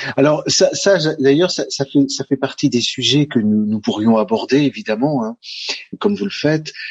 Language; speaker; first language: French; native; French